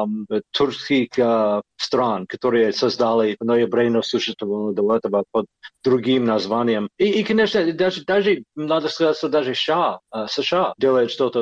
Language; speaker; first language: Russian; non-native, fluent; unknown